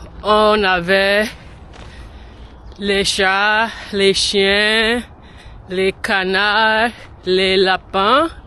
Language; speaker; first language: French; non-native, learner; English